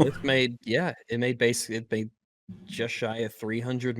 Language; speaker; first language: English; native; English